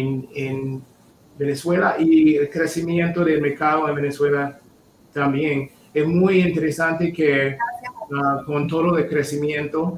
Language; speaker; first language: Spanish; non-native, fluent; English